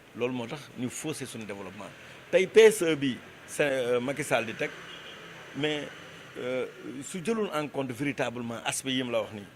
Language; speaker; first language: Wolof; non-native, local second language; Fula